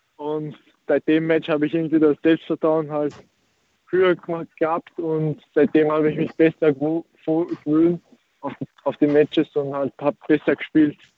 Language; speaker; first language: German; early bilingual, other home language; Croatian